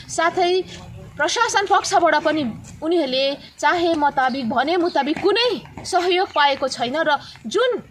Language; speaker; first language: Nepali; native; Nepali